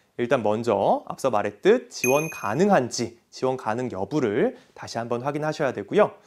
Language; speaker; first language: Korean; native; Korean